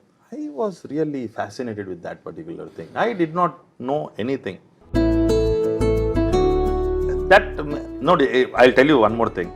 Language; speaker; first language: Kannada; non-native, local second language; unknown